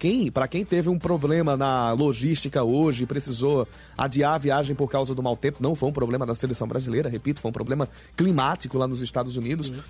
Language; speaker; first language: Portuguese; native; Portuguese